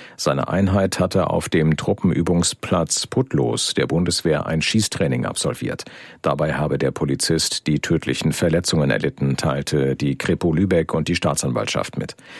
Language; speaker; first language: German; native; German